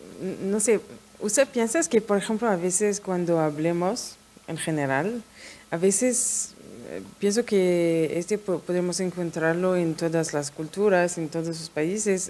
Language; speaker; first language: Spanish; non-native, fluent; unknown